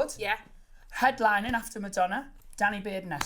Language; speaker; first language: English; native; English